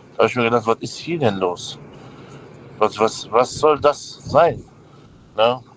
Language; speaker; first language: German; native; German